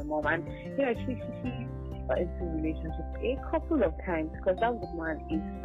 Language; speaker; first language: English; non-native, local second language; Yoruba